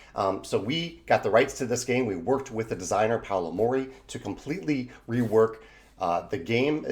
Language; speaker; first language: English; native; English